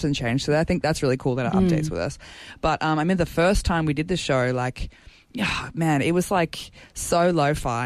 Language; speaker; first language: English; native; English